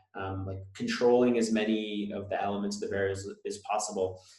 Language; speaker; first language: English; native; English